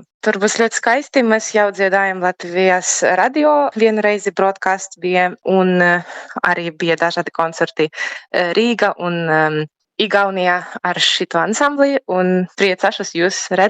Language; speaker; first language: Latvian; non-native, learner; Ukrainian